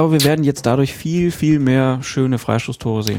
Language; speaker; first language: German; native; German